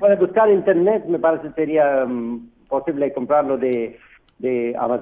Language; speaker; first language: Spanish; non-native, fluent; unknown